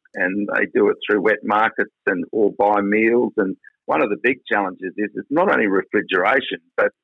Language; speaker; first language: English; native; English